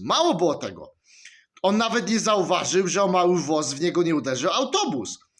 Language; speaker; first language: Polish; native; Polish